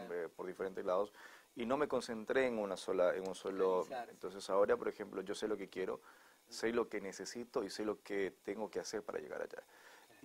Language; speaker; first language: Spanish; native; Spanish